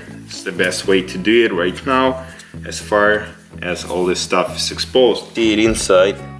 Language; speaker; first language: English; non-native, fluent; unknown